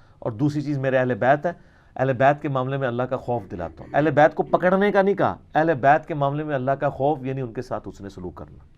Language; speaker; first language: Urdu; non-native, local second language; Punjabi